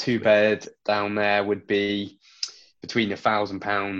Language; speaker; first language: English; native; English